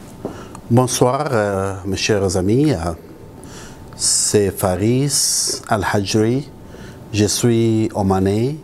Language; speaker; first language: French; non-native, local second language; Arabic